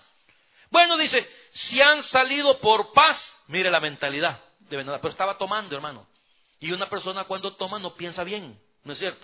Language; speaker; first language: Spanish; native; Spanish